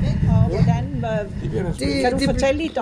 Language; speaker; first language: Danish; non-native, fluent; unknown